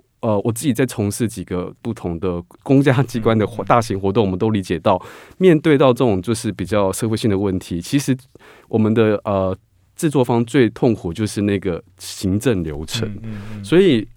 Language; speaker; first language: Chinese; native; Chinese